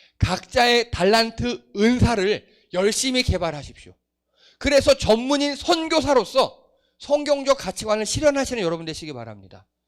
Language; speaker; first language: Korean; native; Korean